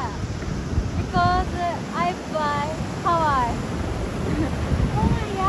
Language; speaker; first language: English; non-native, learner; Japanese